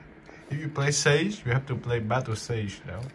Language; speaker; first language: English; non-native, learner; Vietnamese